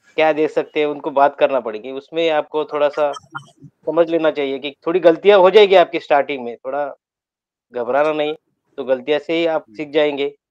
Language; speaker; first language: Hindi; native; Hindi